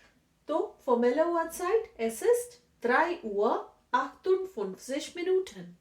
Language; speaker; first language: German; non-native, fluent; Hindi